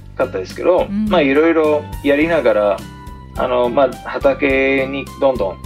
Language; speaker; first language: Japanese; non-native, fluent; English